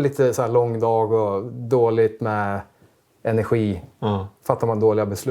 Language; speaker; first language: Swedish; native; Swedish